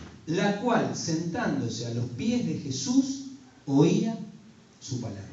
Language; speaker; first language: Spanish; native; Spanish